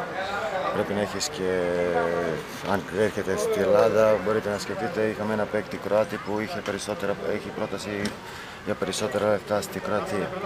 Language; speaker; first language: Greek; non-native, learner; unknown